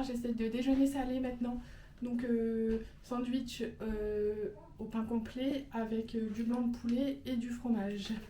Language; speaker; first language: French; native; French